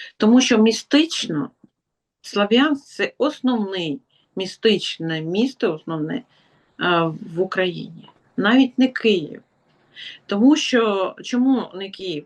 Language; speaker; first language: Ukrainian; non-native, local second language; Russian